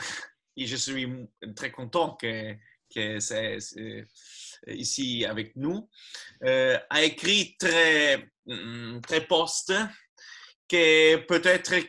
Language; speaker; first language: French; non-native, learner; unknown